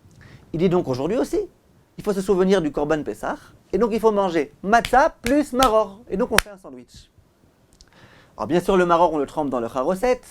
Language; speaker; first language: French; native; French